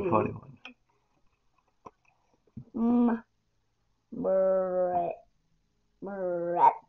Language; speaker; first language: English; native; English